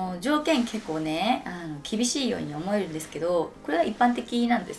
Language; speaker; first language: Japanese; native; Japanese